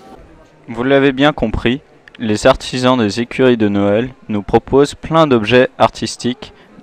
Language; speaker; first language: French; native; French